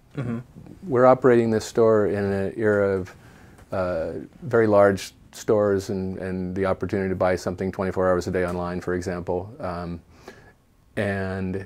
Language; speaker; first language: English; native; English